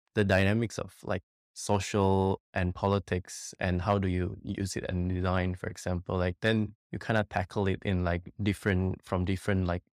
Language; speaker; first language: English; non-native, fluent; Indonesian